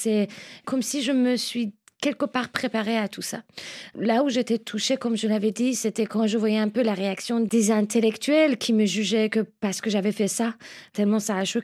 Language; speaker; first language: French; non-native, fluent; Persian